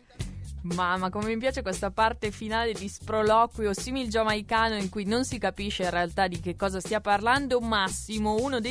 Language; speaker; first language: Italian; native; Italian